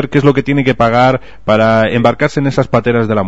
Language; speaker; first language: Spanish; native; Spanish